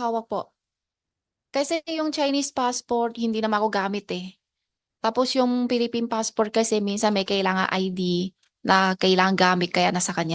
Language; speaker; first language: Filipino; non-native, learner; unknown